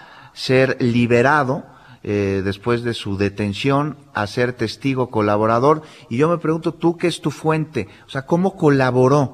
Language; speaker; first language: Spanish; native; Spanish